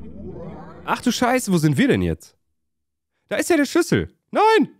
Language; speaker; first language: German; native; German